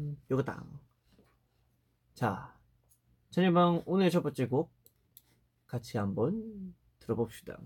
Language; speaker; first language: Korean; early bilingual, heritage; Korean